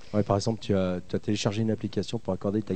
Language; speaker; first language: French; native; French